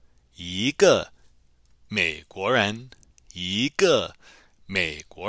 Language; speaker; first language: Chinese; non-native, fluent; English